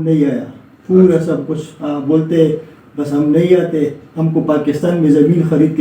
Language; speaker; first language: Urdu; non-native, local second language; Pashto